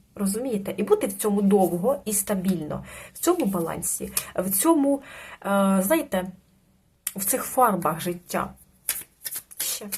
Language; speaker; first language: Ukrainian; non-native, local second language; Russian